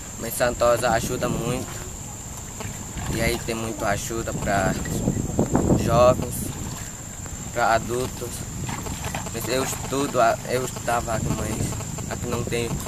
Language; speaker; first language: Portuguese; non-native, learner; Spanish